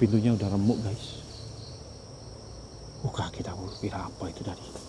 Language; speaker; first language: Indonesian; native; Indonesian